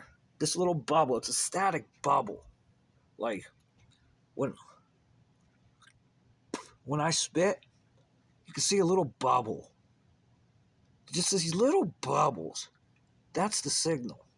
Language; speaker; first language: English; native; English